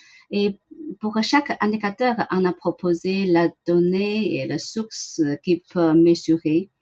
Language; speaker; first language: French; non-native, learner; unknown